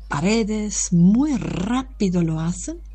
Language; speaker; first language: Spanish; non-native, fluent; German